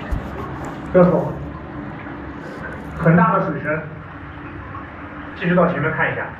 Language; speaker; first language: Chinese; native; Chinese